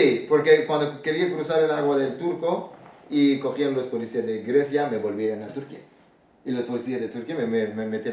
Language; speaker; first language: Spanish; non-native, learner; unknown